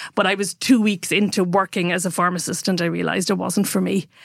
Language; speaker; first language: English; native; English